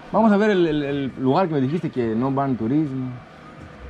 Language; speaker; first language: Spanish; non-native, learner; Greek